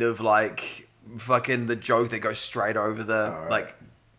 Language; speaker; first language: English; native; English